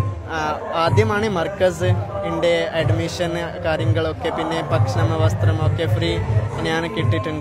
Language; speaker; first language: Malayalam; non-native, local second language; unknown